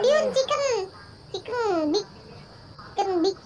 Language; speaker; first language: English; non-native, learner; Vietnamese